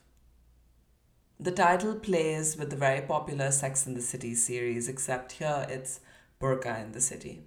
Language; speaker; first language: English; non-native, local second language; Urdu